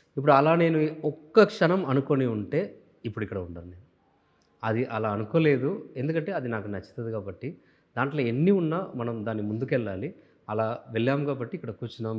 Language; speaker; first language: Telugu; non-native, local second language; Tamil